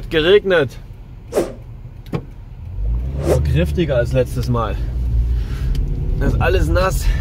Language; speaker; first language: German; native; German